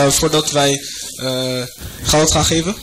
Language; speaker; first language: Dutch; non-native, fluent; French